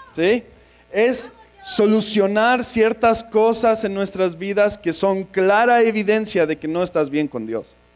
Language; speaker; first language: Spanish; non-native, fluent; English